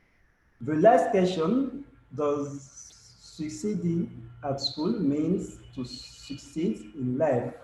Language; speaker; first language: English; non-native, learner; French